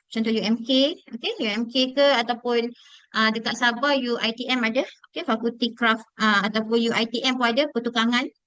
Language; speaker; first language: Malay; native; Malay